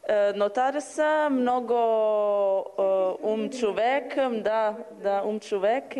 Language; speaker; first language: Bulgarian; non-native, learner; Italian